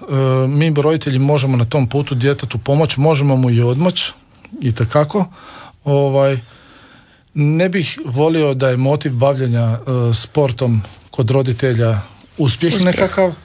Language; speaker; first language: Serbian; native; Serbian